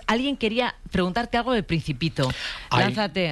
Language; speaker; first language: Spanish; native; Spanish